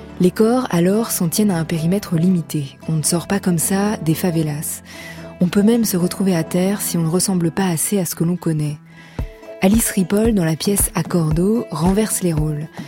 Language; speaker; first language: French; native; French